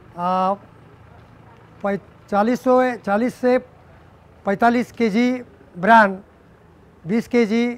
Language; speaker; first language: Hindi; non-native, local second language; Marathi